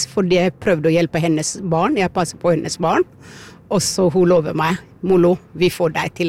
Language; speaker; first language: Norwegian; non-native, fluent; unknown